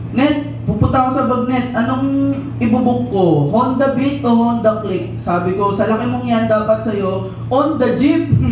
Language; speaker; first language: Filipino; non-native, local second language; Cebuano